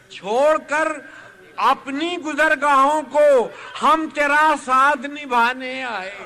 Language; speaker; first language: Urdu; native; Urdu